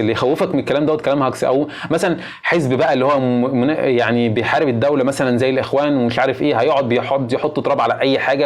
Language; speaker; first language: Arabic; native; Arabic